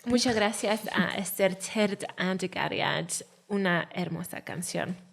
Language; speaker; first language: Spanish; non-native, learner; Welsh